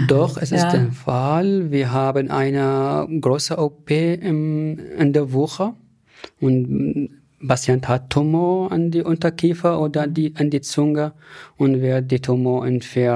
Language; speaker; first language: German; non-native, fluent; Arabic